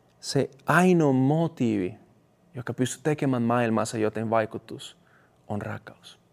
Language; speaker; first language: Finnish; non-native, fluent; Spanish